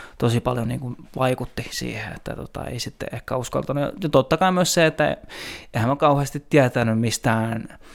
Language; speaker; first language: Finnish; native; Finnish